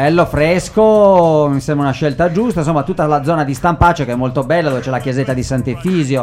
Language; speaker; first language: Italian; native; Italian